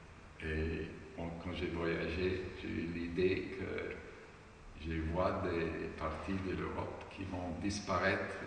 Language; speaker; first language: French; non-native, fluent; German